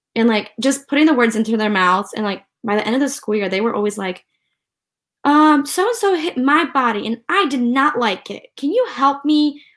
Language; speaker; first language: English; early bilingual, other home language; Ukrainian